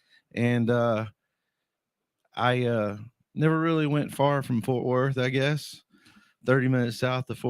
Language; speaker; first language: English; native; English